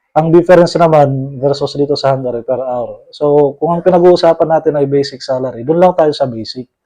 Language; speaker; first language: Filipino; native; Filipino